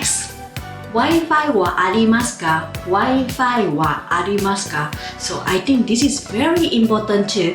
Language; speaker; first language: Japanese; non-native, fluent; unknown